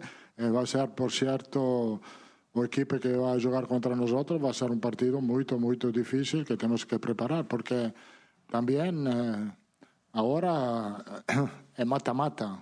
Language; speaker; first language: Portuguese; non-native, learner; Italian